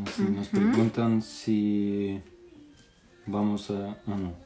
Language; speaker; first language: Spanish; non-native, fluent; Romanian